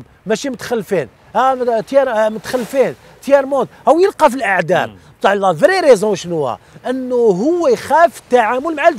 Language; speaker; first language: Arabic; native; Arabic